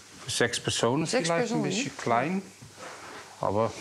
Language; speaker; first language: German; non-native, learner; Dutch